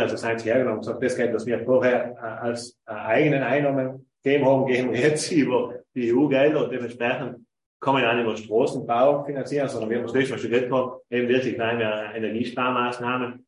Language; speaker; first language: German; native; German